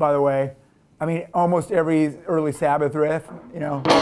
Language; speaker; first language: English; native; English